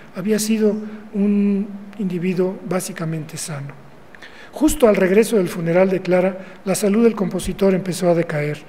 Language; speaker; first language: Spanish; native; Spanish